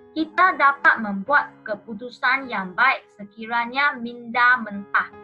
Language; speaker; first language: Malay; non-native, local second language; Chinese